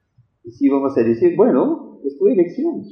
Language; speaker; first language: Spanish; non-native, fluent; French